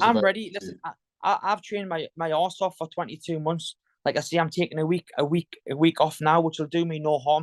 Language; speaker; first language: English; native; English